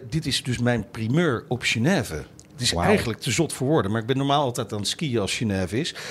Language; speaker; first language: Dutch; native; Dutch